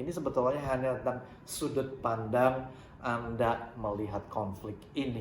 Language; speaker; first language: Indonesian; native; Indonesian